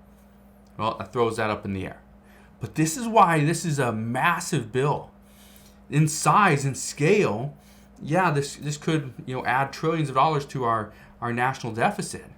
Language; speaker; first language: English; native; English